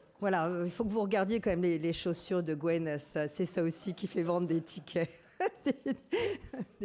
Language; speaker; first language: French; native; French